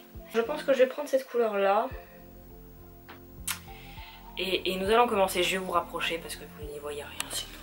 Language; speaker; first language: French; native; French